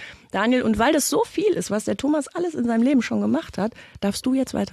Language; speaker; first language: German; native; German